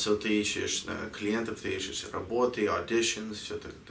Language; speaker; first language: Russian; early bilingual, heritage; Russian